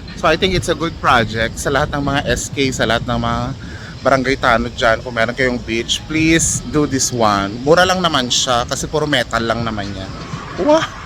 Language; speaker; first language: Filipino; native; Filipino